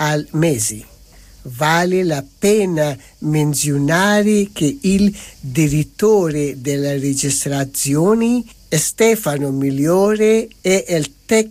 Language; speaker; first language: Italian; non-native, fluent; Persian